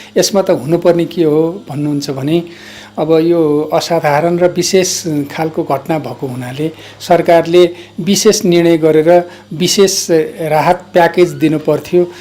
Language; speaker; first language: Nepali; native; Nepali